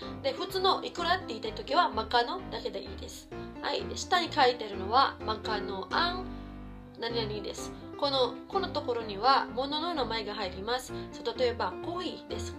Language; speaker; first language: Japanese; non-native, fluent; Filipino